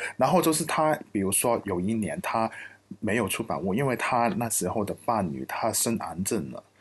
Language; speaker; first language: Chinese; non-native, local second language; Cantonese